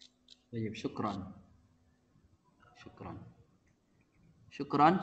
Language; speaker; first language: Arabic; non-native, fluent; Indonesian